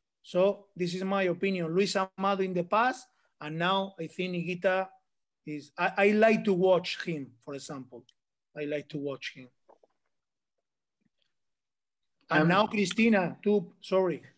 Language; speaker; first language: English; non-native, learner; Spanish